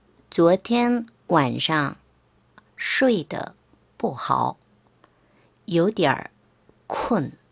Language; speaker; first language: Chinese; non-native, fluent; Korean